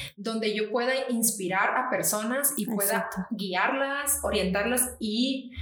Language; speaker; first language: Spanish; native; Spanish